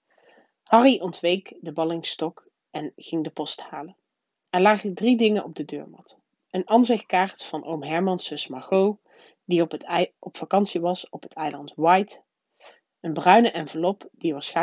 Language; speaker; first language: Dutch; native; Dutch